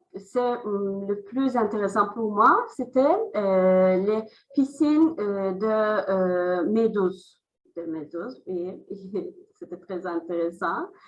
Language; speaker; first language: French; non-native, learner; Azerbaijani